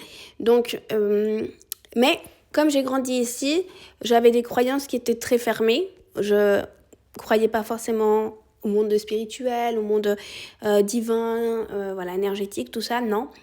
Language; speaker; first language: French; early bilingual, other home language; Spanish